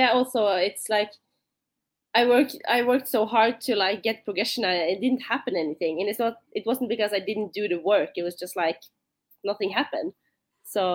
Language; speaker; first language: English; non-native, fluent; Norwegian